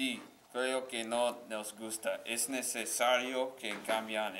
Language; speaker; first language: Spanish; non-native, learner; English